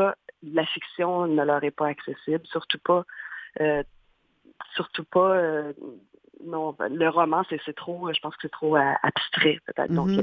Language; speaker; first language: French; native; French